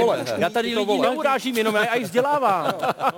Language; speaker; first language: Czech; non-native, learner; Dutch